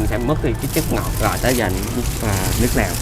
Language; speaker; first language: Vietnamese; native; Vietnamese